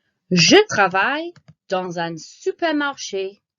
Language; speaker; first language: French; non-native, fluent; English